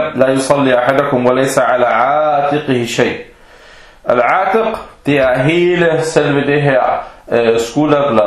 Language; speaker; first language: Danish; early bilingual, other home language; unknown